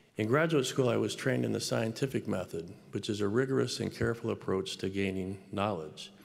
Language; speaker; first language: English; native; English